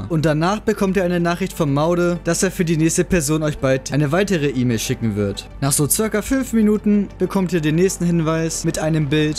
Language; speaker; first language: German; native; German